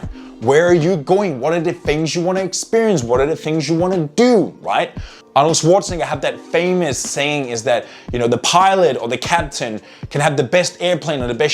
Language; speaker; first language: English; non-native, fluent; Danish